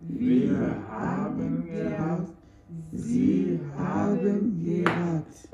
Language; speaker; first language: German; non-native, learner; French